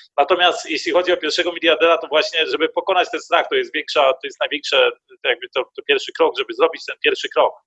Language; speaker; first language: Polish; early bilingual, heritage; Polish